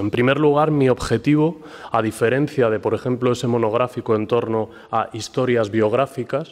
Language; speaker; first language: Spanish; native; Spanish